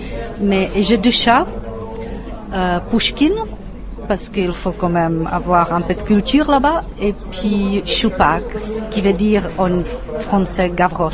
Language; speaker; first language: French; non-native, fluent; Czech